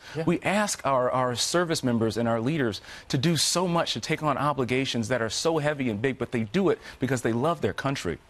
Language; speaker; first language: English; native; English